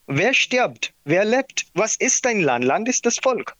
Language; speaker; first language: German; non-native, learner; Marathi